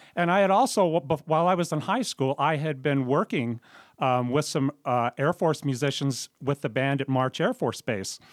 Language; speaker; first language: English; native; English